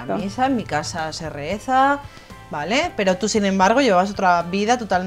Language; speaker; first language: Spanish; native; Spanish